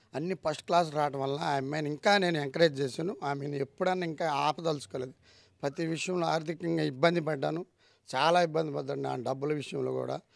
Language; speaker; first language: Telugu; native; Telugu